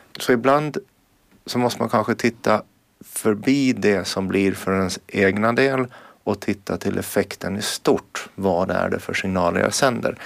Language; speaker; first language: Swedish; native; Swedish